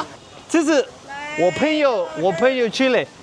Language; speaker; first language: Chinese; non-native, learner; Spanish